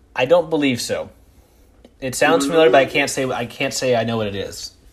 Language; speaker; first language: English; early bilingual, other home language; Italian